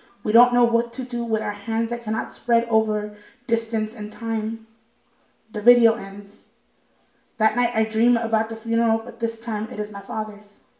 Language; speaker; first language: English; early bilingual, other home language; Spanish